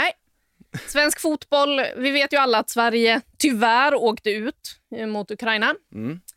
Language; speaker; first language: Swedish; native; Swedish